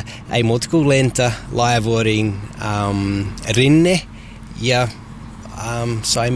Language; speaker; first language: Finnish; non-native, learner; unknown